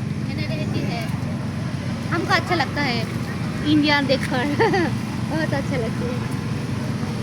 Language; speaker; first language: Hindi; non-native, learner; Bangla